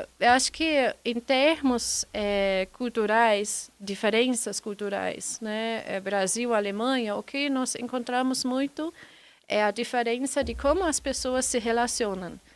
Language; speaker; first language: Portuguese; non-native, fluent; German